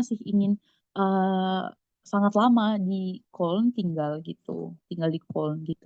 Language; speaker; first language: Indonesian; native; Indonesian